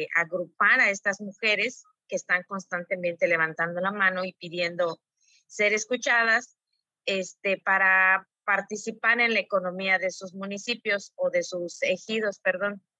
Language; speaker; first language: Spanish; native; Spanish